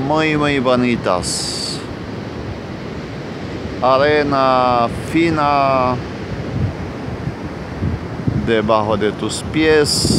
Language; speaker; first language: Spanish; non-native, fluent; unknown